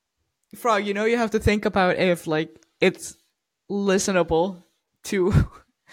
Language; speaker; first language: English; non-native, fluent; Icelandic